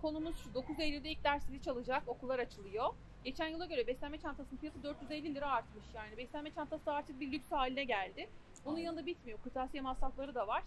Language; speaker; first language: Turkish; native; Turkish